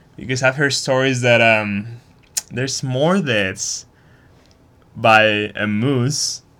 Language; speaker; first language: English; non-native, fluent; Spanish